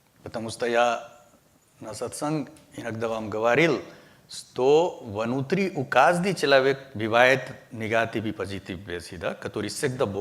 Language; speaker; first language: Russian; non-native, learner; Hindi